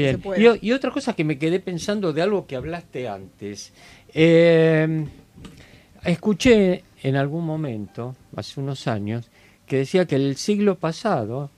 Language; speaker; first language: Spanish; native; Spanish